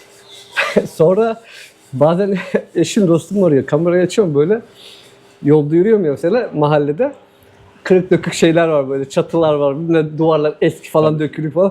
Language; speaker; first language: Turkish; native; Turkish